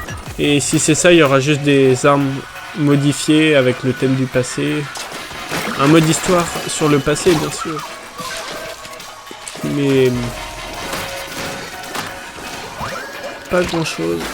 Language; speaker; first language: French; native; French